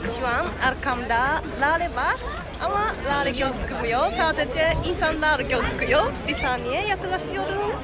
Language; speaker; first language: Turkish; non-native, learner; Japanese